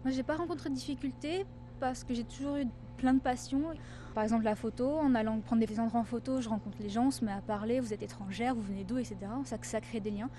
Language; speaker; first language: French; native; French